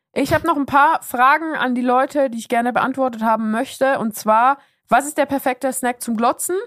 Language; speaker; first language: German; native; German